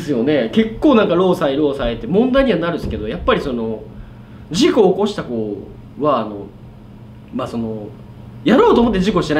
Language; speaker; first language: Japanese; native; Japanese